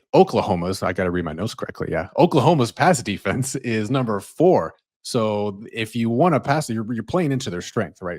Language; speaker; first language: English; native; English